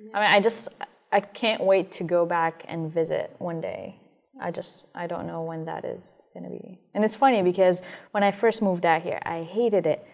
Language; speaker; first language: English; non-native, fluent; Arabic